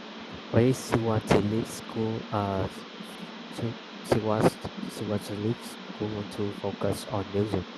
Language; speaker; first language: English; non-native, learner; Vietnamese